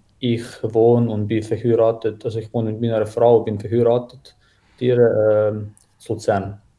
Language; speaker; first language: German; non-native, fluent; Croatian